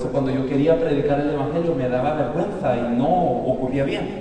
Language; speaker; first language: Spanish; native; Spanish